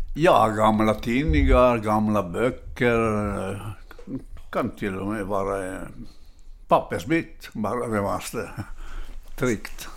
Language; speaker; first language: Swedish; non-native, fluent; Italian